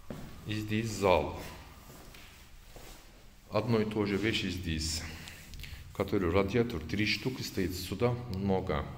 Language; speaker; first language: Russian; non-native, learner; Turkish